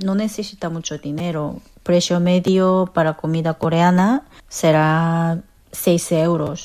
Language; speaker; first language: Spanish; non-native, fluent; Korean